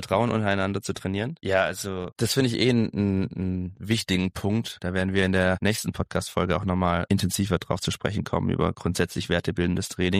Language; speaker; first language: German; native; German